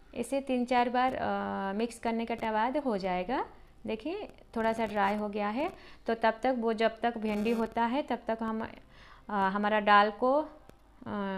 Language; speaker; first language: Hindi; non-native, local second language; Odia